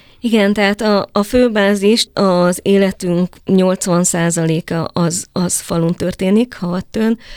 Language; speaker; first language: Hungarian; native; Hungarian